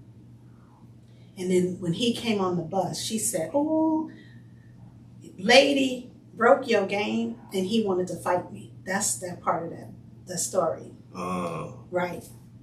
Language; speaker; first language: English; native; English